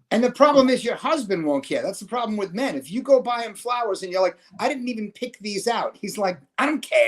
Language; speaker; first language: English; native; English